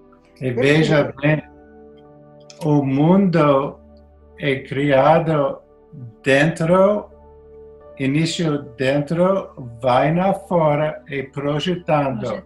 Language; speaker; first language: Portuguese; non-native, learner; English